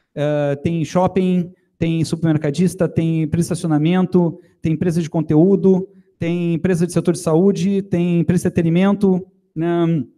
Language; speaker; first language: Portuguese; native; Portuguese